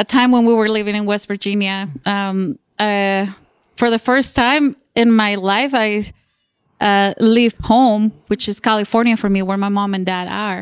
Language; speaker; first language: English; non-native, fluent; Spanish